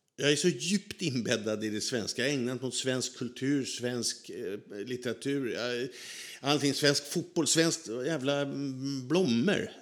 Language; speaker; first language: Swedish; native; Swedish